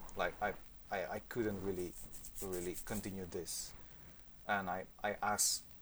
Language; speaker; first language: English; non-native, fluent; Indonesian